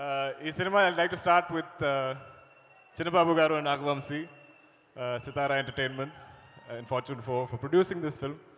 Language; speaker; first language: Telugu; non-native, learner; Malayalam